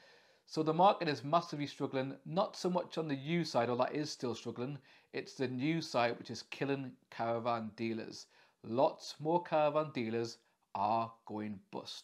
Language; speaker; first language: English; native; English